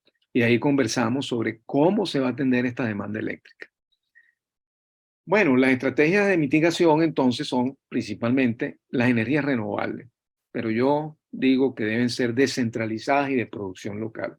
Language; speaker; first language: Spanish; native; Spanish